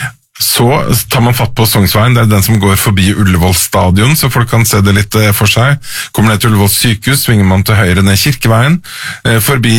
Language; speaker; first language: Norwegian; native; Norwegian